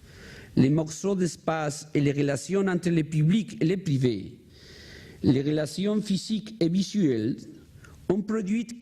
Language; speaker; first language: French; non-native, learner; Spanish